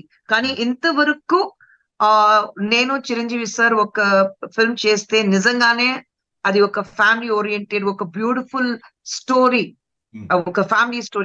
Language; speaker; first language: Telugu; non-native, fluent; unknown